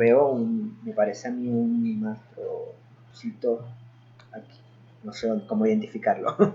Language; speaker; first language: Spanish; native; Spanish